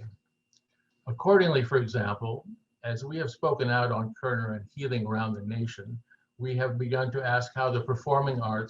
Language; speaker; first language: English; native; English